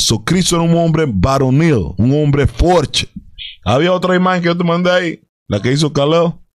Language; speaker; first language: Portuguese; non-native, fluent; Spanish